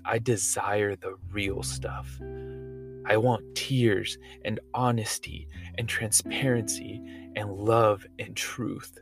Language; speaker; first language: English; native; English